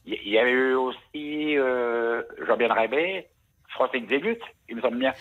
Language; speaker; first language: French; native; French